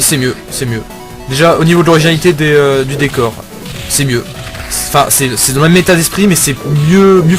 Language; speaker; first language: French; native; French